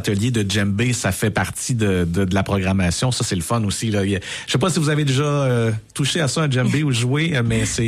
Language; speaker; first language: French; native; French